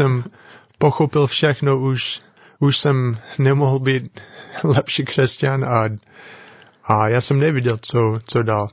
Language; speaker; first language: Czech; non-native, fluent; English